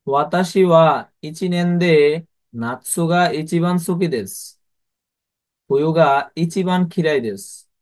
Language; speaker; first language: Japanese; non-native, fluent; Bangla